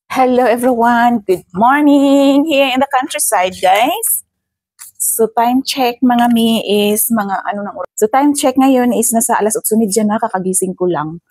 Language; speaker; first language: Filipino; non-native, local second language; Cebuano